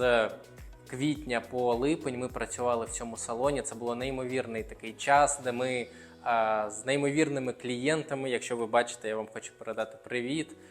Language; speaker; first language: Ukrainian; non-native, local second language; Russian